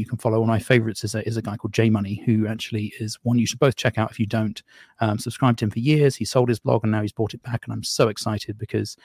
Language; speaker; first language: English; native; English